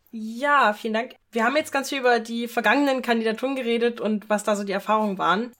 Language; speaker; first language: German; early bilingual, other home language; Italian